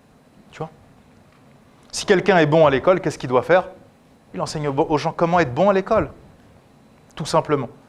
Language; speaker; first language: French; native; French